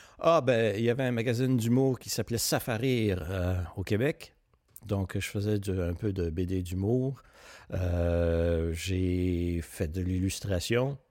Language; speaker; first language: French; native; French